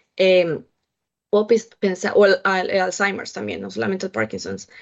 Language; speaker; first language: Spanish; native; Spanish